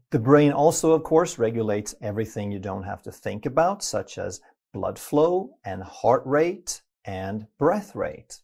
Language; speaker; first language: English; non-native, fluent; Swedish